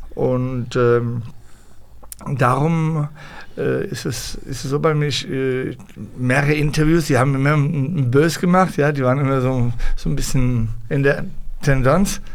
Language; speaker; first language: German; early bilingual, other home language; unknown